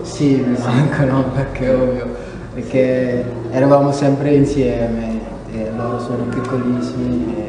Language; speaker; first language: Italian; non-native, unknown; Wolof